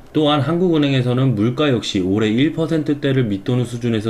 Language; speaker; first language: Korean; native; Korean